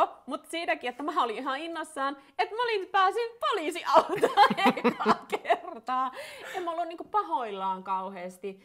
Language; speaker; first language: Finnish; native; Finnish